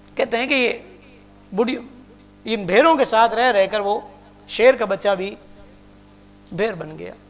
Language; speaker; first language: Urdu; non-native, local second language; Punjabi